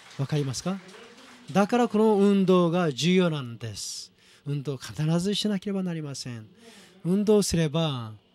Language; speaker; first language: Japanese; non-native, fluent; Korean